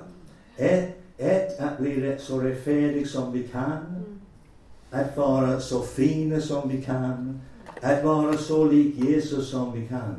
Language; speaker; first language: Swedish; non-native, fluent; English